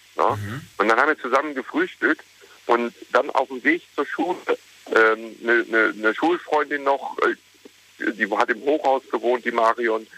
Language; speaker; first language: German; native; German